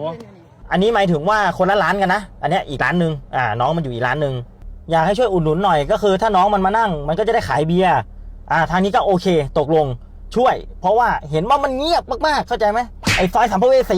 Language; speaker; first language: Thai; native; Thai